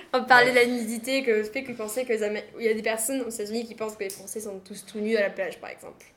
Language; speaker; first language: French; native; French